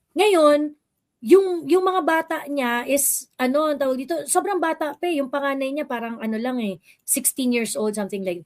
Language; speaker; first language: Filipino; native; Filipino